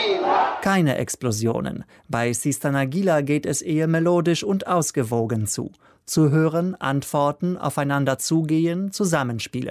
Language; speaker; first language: German; native; German